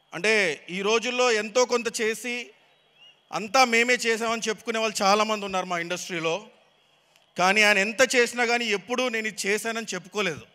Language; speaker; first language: Telugu; native; Telugu